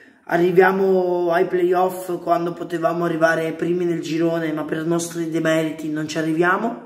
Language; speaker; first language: Italian; native; Italian